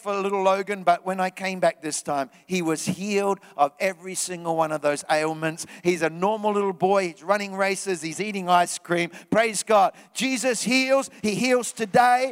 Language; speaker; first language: English; native; English